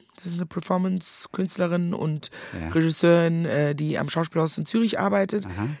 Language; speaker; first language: German; native; German